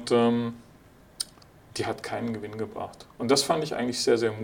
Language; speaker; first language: German; native; German